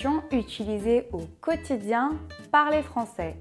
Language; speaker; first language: French; native; French